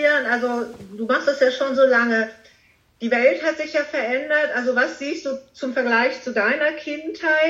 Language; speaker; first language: German; native; German